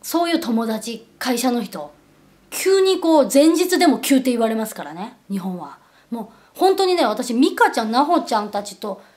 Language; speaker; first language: Japanese; non-native, fluent; Korean